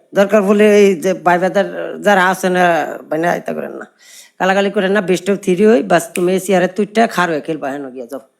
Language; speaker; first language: Bangla; native; Bangla